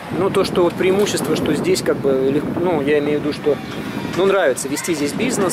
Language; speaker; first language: Russian; native; Russian